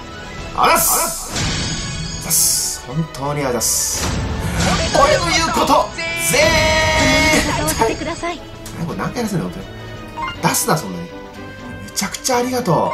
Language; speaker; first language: Japanese; native; Japanese